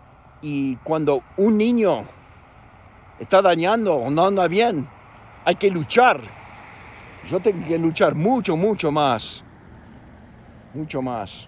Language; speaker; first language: Spanish; non-native, fluent; English